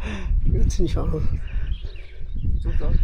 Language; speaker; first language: Chinese; native; Chinese